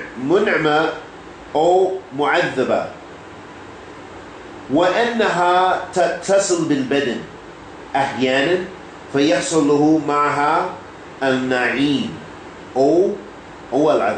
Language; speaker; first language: Arabic; non-native, fluent; English